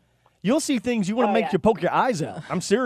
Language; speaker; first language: English; native; English